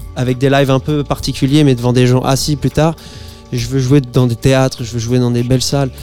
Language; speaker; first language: French; native; French